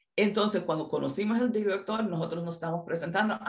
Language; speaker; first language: Spanish; early bilingual, other home language; English